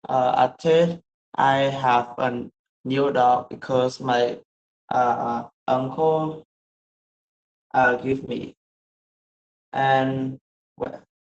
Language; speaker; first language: English; non-native, learner; Vietnamese